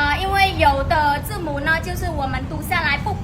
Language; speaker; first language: Chinese; non-native, fluent; Khmer